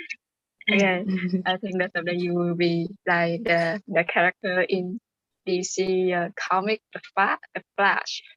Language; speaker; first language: English; non-native, fluent; Vietnamese